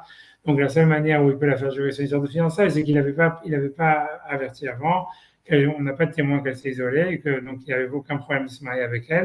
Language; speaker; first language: French; native; French